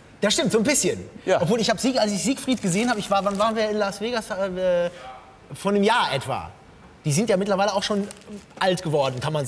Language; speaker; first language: German; native; German